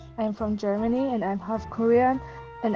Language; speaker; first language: English; non-native, fluent; German